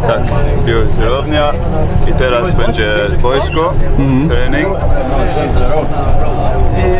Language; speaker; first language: Polish; non-native, learner; Danish